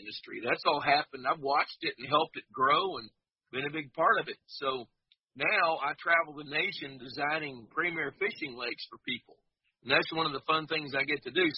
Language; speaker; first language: English; native; English